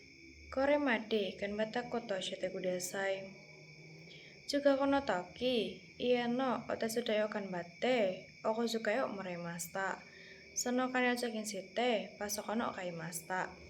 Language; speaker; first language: Japanese; non-native, learner; Indonesian